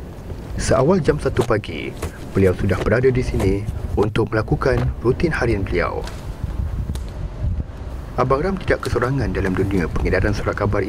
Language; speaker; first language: Malay; native; Malay